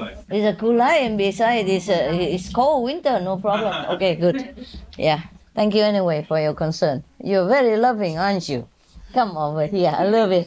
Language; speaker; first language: English; non-native, fluent; Vietnamese